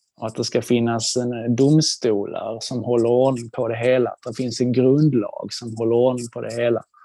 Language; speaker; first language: Swedish; native; Swedish